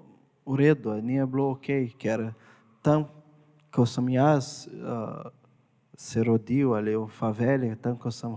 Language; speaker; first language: Slovenian; non-native, fluent; Portuguese